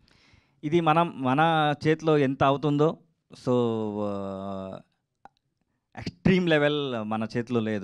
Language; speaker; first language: Telugu; non-native, learner; Kannada